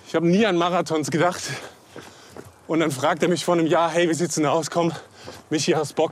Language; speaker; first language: German; native; German